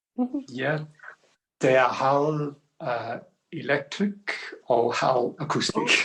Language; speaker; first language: Danish; non-native, learner; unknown